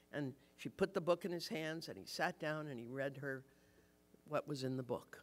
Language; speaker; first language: English; native; English